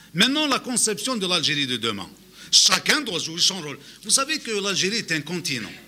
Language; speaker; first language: French; non-native, local second language; Arabic